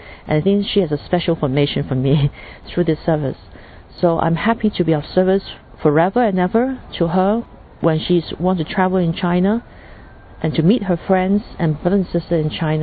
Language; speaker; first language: English; non-native, local second language; Cantonese